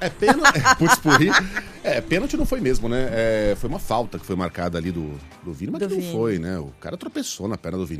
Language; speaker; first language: Portuguese; native; Portuguese